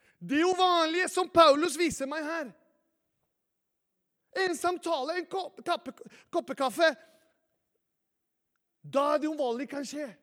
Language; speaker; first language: Norwegian; non-native, fluent; Spanish